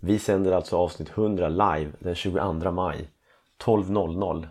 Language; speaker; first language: Swedish; native; Swedish